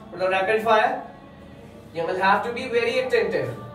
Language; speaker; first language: English; non-native, local second language; Urdu